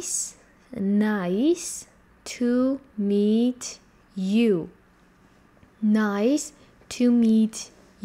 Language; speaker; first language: English; non-native, fluent; Georgian